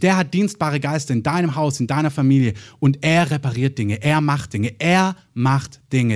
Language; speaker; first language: German; native; German